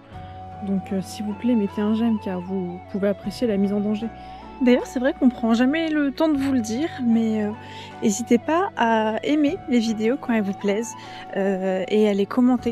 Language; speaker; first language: French; native; French